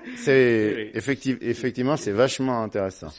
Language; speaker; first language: French; native; French